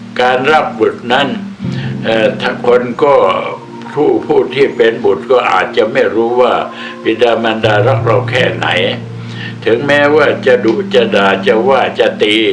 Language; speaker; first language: Thai; native; Thai